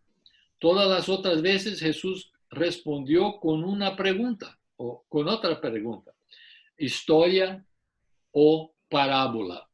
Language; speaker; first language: Spanish; non-native, fluent; English